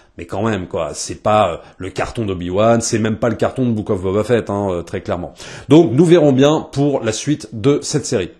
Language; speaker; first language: French; native; French